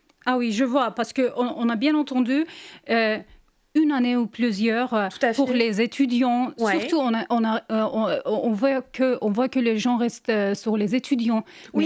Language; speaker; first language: French; native; French